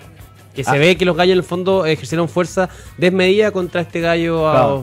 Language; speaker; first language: Spanish; native; Spanish